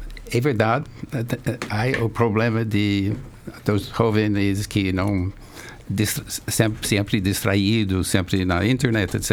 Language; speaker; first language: Spanish; non-native, learner; English